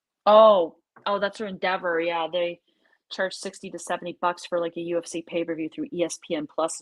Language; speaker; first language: English; native; English